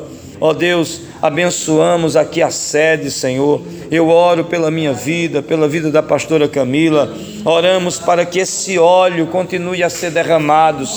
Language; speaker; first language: Portuguese; native; Portuguese